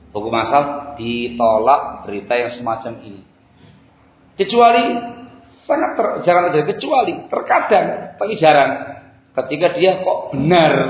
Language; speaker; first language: Indonesian; non-native, local second language; Javanese